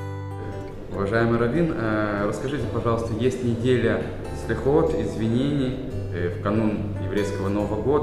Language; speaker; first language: Russian; native; Russian